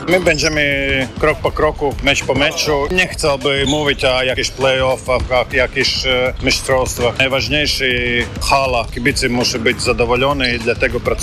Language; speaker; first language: Polish; non-native, learner; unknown